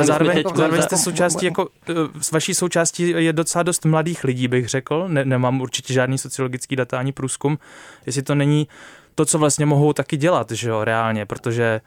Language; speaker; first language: Czech; native; Czech